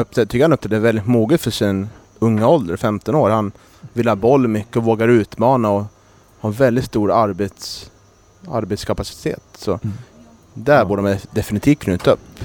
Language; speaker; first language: Swedish; native; Swedish